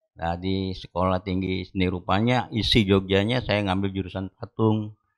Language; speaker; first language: Indonesian; native; Indonesian